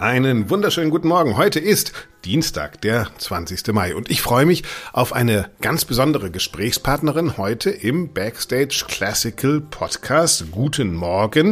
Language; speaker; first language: German; native; German